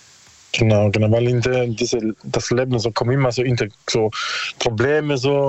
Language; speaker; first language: German; non-native, learner; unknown